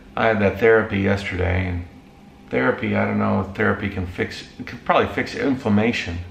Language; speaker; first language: English; native; English